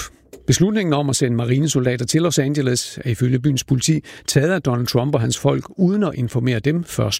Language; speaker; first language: Danish; native; Danish